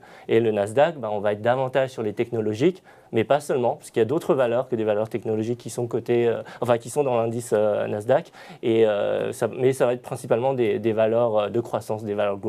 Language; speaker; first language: French; native; French